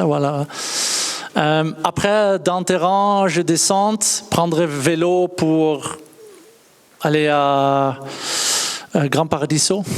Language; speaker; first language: French; non-native, learner; Dutch